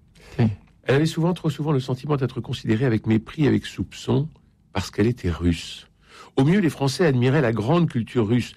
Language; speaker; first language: French; native; French